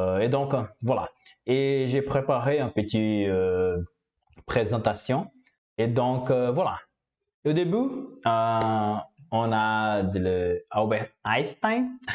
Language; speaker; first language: French; non-native, fluent; Portuguese